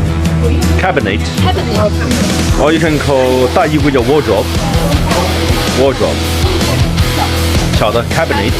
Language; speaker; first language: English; non-native, learner; Chinese